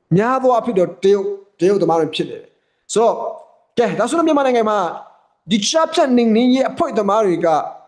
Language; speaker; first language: Burmese; native; Burmese